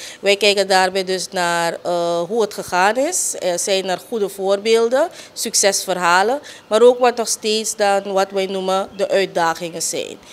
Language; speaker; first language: Dutch; native; Dutch